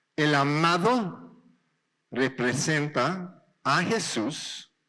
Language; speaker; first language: Spanish; non-native, learner; English